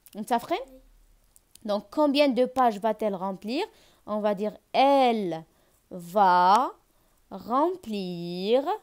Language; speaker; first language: French; non-native, local second language; Arabic